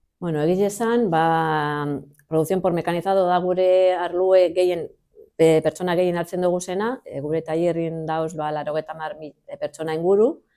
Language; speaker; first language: Basque; native; Basque